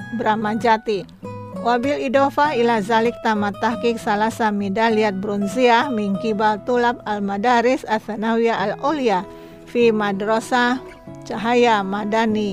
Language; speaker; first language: Arabic; non-native, fluent; Indonesian